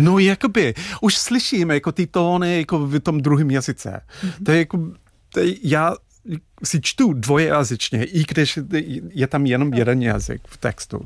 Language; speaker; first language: Czech; non-native, fluent; English